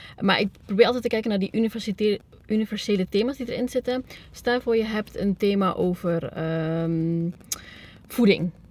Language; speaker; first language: Dutch; early bilingual, other home language; Spanish